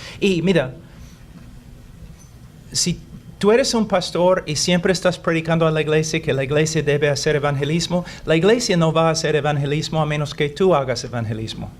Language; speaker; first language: Spanish; non-native, fluent; English